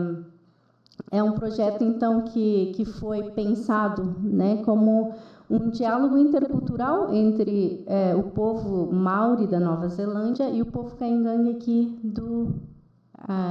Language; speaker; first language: Portuguese; non-native, local second language; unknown